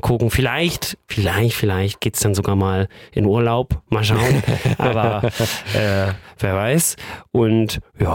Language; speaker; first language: German; native; German